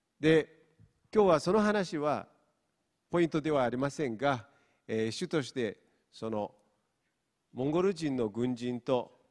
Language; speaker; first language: Japanese; non-native, fluent; Mongolian